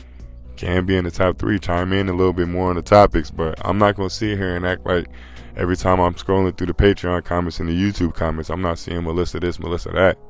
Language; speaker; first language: English; native; English